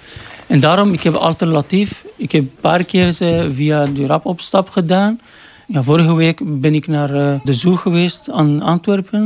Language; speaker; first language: Dutch; non-native, learner; Arabic